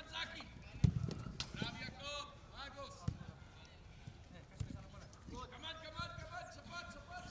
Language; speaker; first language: Indonesian; non-native, learner; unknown